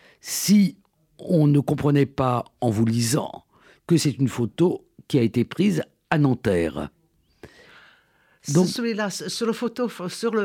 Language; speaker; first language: French; native; French